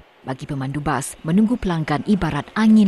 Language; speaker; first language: Malay; native; Malay